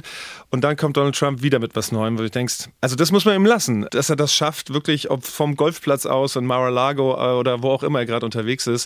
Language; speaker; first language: German; native; German